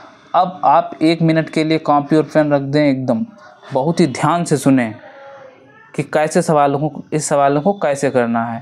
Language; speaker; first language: Hindi; native; Hindi